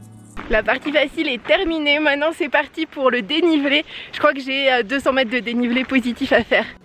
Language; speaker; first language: French; native; French